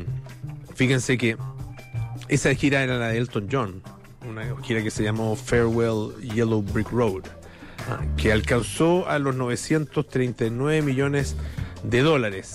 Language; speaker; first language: Spanish; native; Spanish